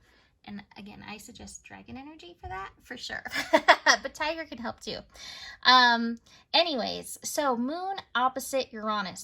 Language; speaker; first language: English; native; English